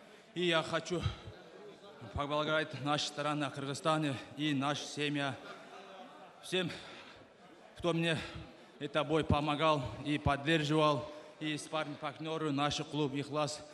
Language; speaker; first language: Russian; non-native, local second language; Kyrgyz